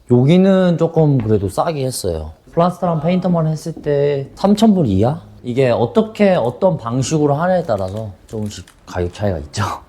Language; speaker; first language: Korean; early bilingual, heritage; Korean